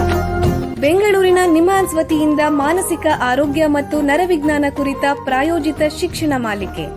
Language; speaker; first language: Kannada; native; Kannada